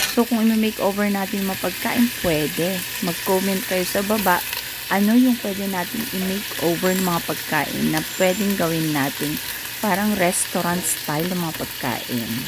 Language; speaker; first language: Filipino; non-native, local second language; Iloko